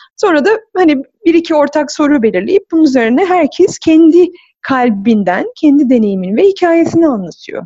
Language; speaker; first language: Turkish; native; Turkish